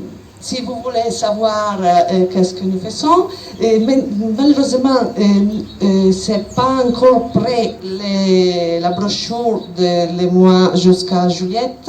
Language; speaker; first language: French; non-native, learner; Italian